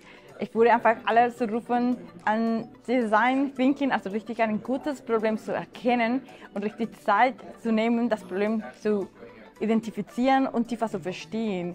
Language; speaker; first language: German; non-native, fluent; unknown